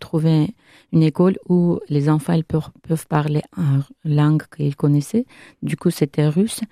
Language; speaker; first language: French; non-native, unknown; Armenian